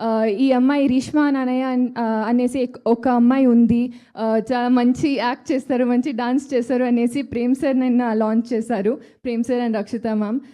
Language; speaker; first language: Telugu; non-native, learner; Kannada